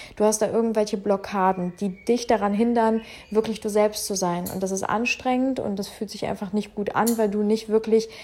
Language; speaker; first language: German; early bilingual, other home language; Russian